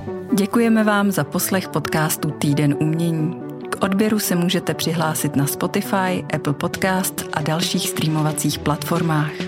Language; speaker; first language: Czech; native; Czech